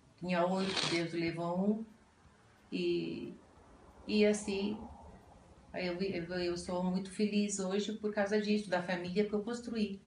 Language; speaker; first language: Portuguese; non-native, fluent; Italian